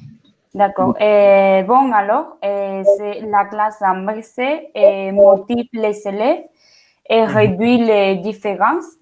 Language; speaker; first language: French; non-native, fluent; Spanish